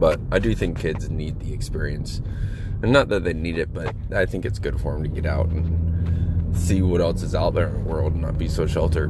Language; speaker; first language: English; native; English